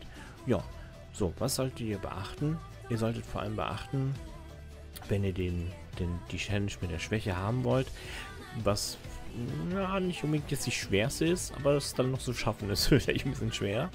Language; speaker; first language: German; native; German